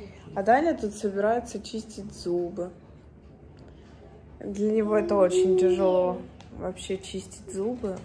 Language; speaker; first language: Russian; native; Russian